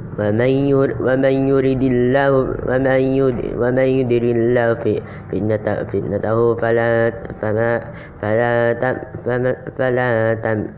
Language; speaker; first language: Arabic; non-native, learner; Indonesian